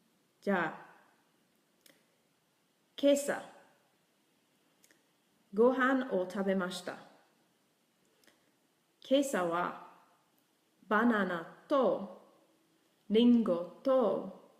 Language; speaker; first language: Japanese; non-native, learner; English